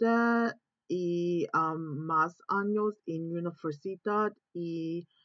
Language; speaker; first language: Spanish; non-native, learner; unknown